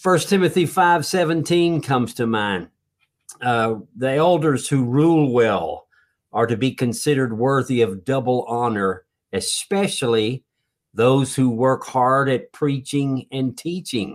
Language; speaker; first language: English; native; English